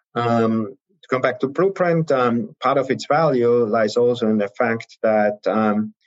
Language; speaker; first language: English; non-native, fluent; German